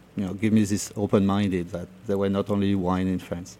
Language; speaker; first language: English; non-native, fluent; French